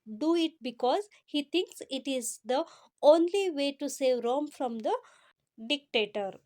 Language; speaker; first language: English; non-native, local second language; Kannada